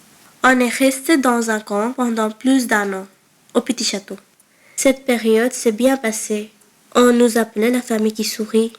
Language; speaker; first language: French; early bilingual, other home language; Bangla